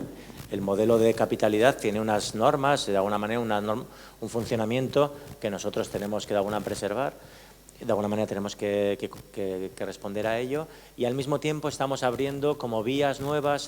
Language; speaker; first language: Spanish; native; Spanish